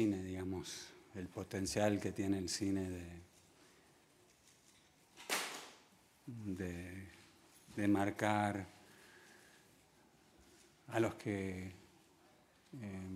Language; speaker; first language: Spanish; early bilingual, other home language; English